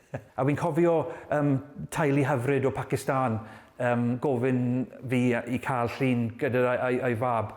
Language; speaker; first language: Welsh; non-native, learner; English